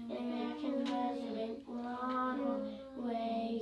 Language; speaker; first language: English; native; English